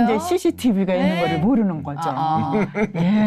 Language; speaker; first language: Korean; native; Korean